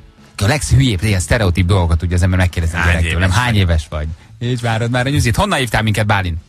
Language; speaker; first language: Hungarian; native; Hungarian